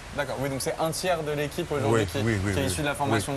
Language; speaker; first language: French; native; French